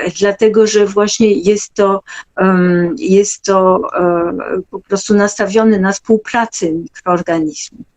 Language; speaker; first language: Polish; non-native, fluent; French